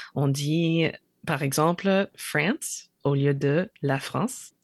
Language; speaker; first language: French; non-native, fluent; English